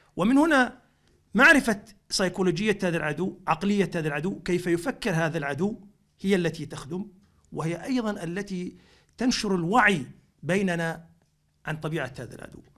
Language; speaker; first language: Arabic; native; Arabic